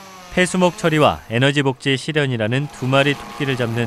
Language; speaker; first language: Korean; native; Korean